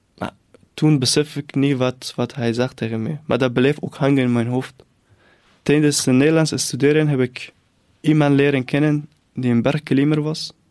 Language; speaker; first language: Dutch; non-native, fluent; Persian